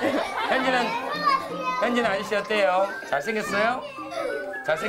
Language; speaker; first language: Korean; native; Korean